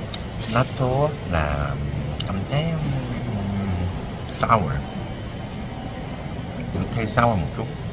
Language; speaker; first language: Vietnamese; non-native, learner; Korean